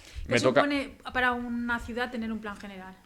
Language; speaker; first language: Spanish; native; Spanish